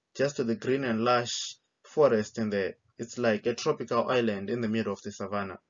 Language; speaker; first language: English; non-native, local second language; Shona